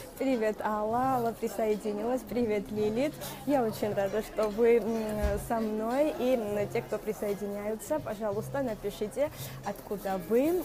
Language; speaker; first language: Russian; non-native, fluent; Georgian